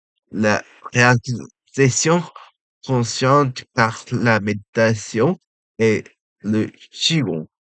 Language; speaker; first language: French; non-native, learner; Japanese